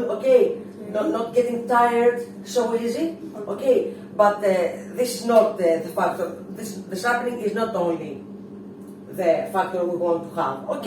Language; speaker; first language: English; non-native, fluent; Greek